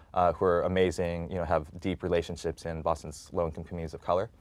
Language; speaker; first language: English; native; English